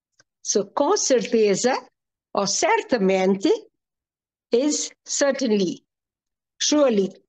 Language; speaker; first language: Portuguese; non-native, fluent; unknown